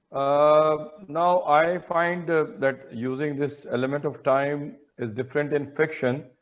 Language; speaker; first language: English; non-native, local second language; Hindi